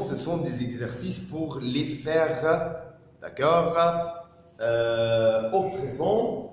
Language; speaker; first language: French; non-native, fluent; Arabic